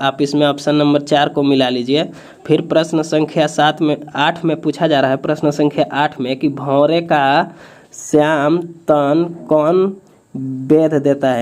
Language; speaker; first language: Hindi; native; Hindi